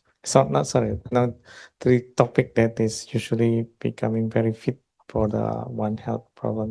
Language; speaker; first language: English; non-native, local second language; Indonesian